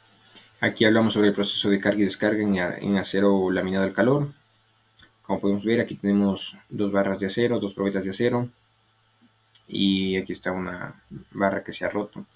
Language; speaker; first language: Spanish; native; Spanish